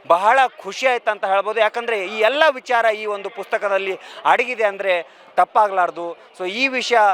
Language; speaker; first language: Kannada; native; Kannada